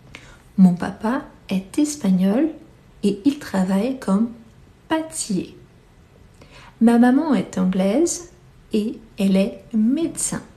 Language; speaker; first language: French; non-native, fluent; Portuguese